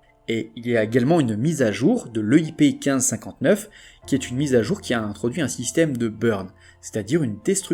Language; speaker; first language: French; native; French